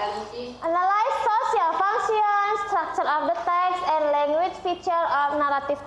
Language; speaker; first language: English; non-native, learner; Indonesian